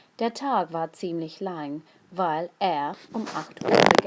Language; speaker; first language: German; non-native, fluent; English